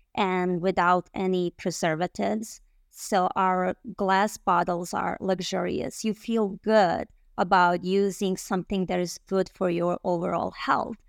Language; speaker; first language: English; non-native, fluent; Bosnian